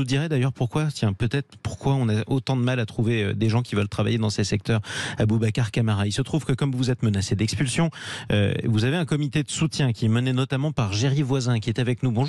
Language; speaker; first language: French; native; French